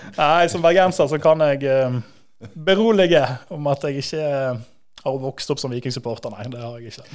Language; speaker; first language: Norwegian; native; Norwegian